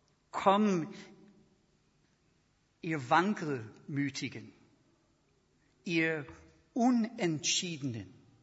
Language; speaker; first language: German; non-native, fluent; English